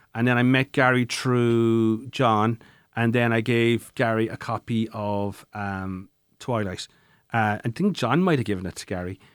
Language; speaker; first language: English; native; English